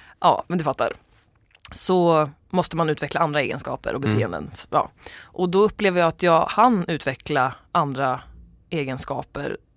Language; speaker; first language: Swedish; native; Swedish